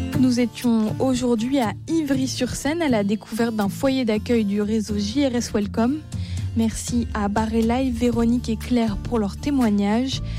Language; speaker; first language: French; native; French